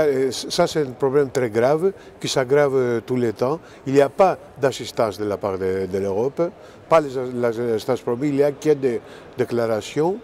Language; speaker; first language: French; non-native, fluent; Greek